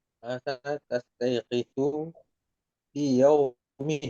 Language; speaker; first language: Arabic; non-native, learner; Indonesian